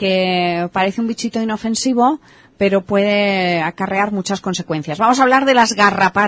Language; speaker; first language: Spanish; native; Spanish